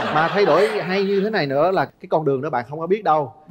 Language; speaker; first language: Vietnamese; native; Vietnamese